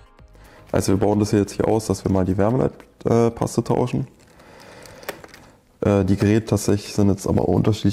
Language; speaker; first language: German; native; German